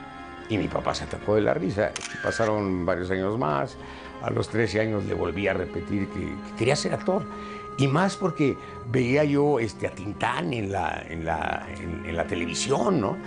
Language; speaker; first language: Spanish; native; Spanish